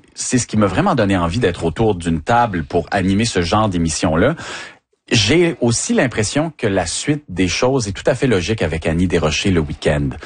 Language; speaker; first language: French; native; French